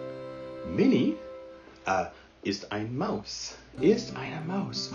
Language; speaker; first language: German; non-native, learner; English